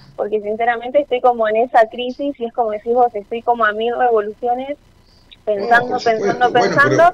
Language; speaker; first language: Spanish; native; Spanish